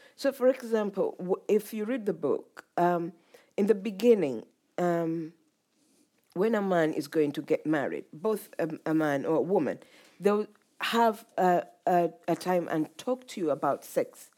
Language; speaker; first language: English; non-native, local second language; Ganda